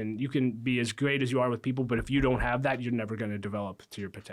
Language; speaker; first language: English; native; English